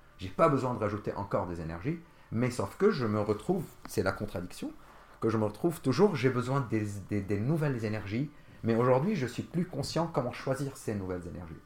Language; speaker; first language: French; non-native, local second language; Arabic